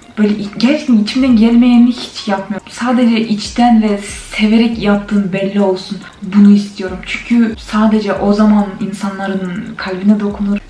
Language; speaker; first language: Turkish; non-native, fluent; Kyrgyz